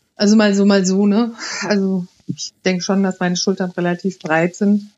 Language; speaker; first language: German; early bilingual, other home language; Italian